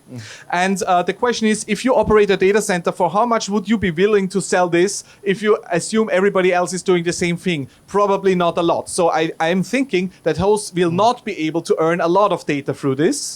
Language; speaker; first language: English; non-native, fluent; German